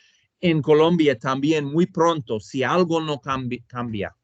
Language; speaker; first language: Spanish; non-native, fluent; English